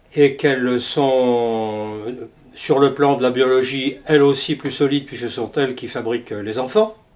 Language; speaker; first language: French; native; French